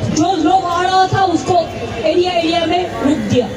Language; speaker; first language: Hindi; non-native, local second language; Bangla